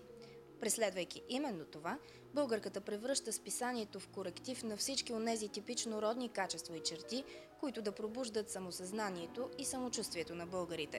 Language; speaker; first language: Bulgarian; native; Bulgarian